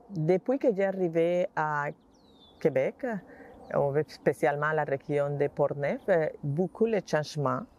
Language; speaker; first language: French; non-native, learner; Spanish